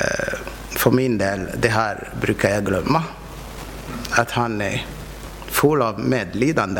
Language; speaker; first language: Swedish; non-native, fluent; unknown